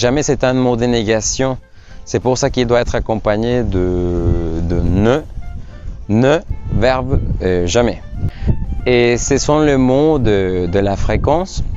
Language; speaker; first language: French; non-native, fluent; Spanish